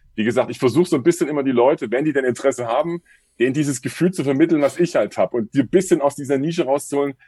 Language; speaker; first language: German; native; German